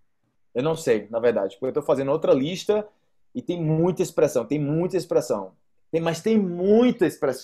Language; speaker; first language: Portuguese; native; Portuguese